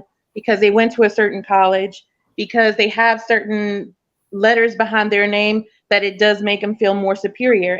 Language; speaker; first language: English; native; English